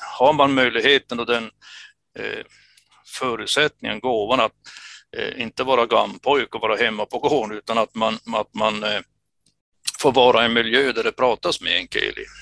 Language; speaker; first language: Swedish; native; Swedish